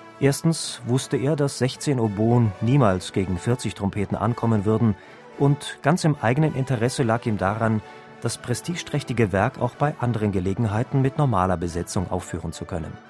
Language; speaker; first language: German; native; German